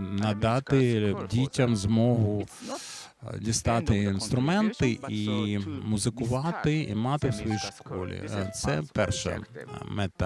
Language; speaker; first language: Ukrainian; non-native, fluent; Japanese